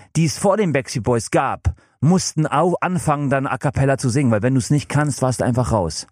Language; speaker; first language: German; non-native, fluent; English